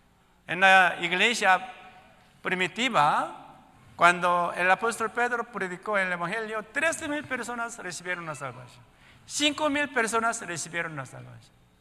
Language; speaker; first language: Spanish; non-native, learner; Korean